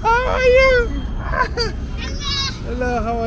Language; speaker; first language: English; non-native, fluent; French